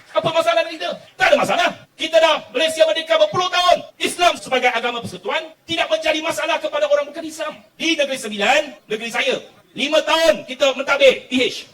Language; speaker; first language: Malay; non-native, local second language; Chinese